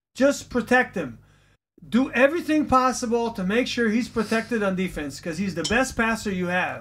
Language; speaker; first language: English; native; English